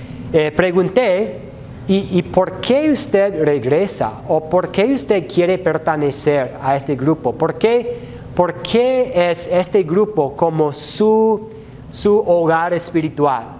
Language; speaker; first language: Spanish; non-native, fluent; English